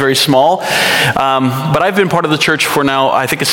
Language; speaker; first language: English; native; English